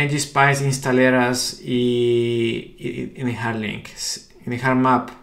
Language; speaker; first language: Swedish; non-native, fluent; Spanish